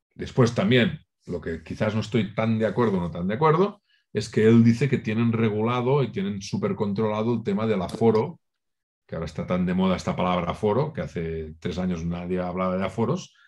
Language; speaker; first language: Spanish; non-native, local second language; Catalan